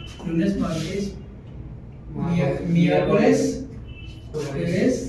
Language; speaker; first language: Spanish; non-native, learner; Hindi